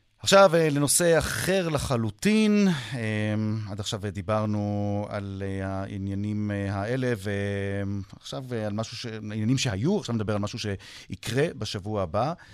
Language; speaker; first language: Hebrew; native; Hebrew